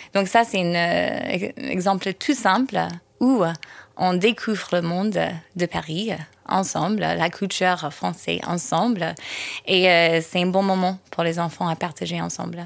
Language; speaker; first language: French; non-native, fluent; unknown